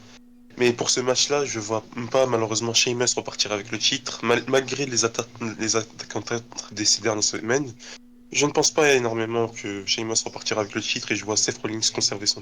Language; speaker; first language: French; native; French